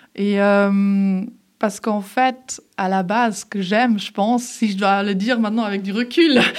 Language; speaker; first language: French; early bilingual, other home language; German